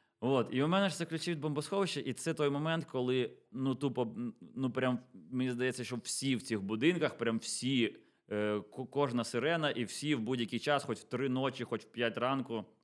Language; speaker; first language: Ukrainian; native; Ukrainian